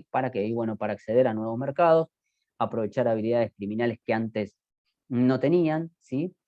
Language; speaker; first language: Spanish; native; Spanish